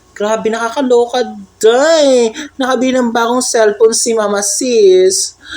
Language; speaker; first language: Filipino; non-native, local second language; Cebuano